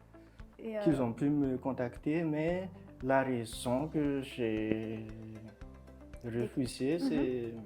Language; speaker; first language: French; non-native, local second language; Malagasy